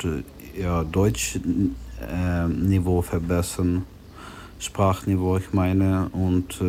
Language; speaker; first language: German; non-native, learner; Ukrainian